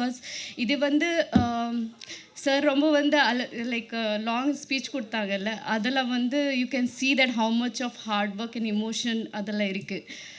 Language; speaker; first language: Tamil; non-native, learner; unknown